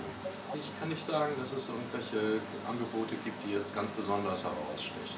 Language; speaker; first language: German; native; German